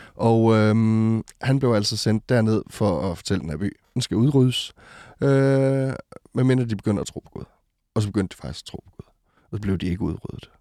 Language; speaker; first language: Danish; native; Danish